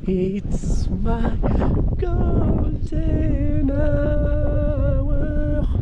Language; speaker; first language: English; non-native, learner; French